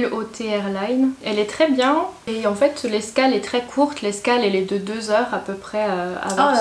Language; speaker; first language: French; native; French